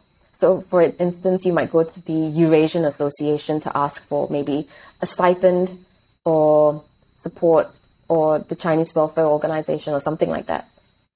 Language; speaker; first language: English; native; English